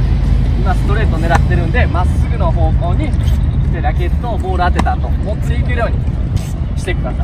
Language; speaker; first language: Japanese; native; Japanese